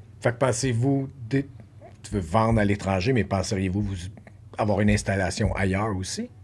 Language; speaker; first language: French; native; French